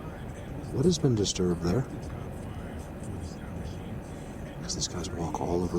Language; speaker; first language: English; native; English